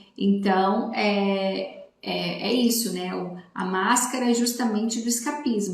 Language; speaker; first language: Portuguese; native; Portuguese